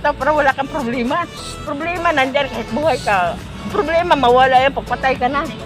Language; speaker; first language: Filipino; non-native, local second language; Hiligaynon